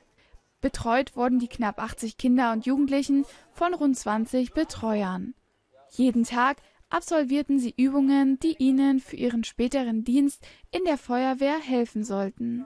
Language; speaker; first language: German; native; German